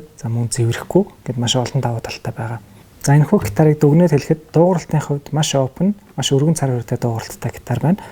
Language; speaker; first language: Mongolian; native; Mongolian